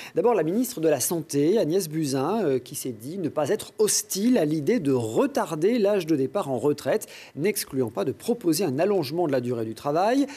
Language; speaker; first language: French; native; French